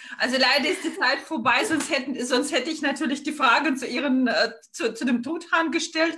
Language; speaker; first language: German; non-native, fluent; Russian